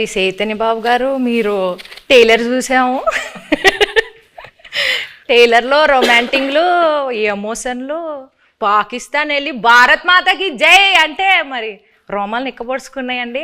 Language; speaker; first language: Telugu; native; Telugu